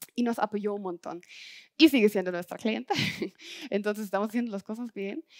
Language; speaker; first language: Spanish; non-native, fluent; German